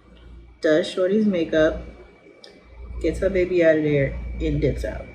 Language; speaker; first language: English; native; English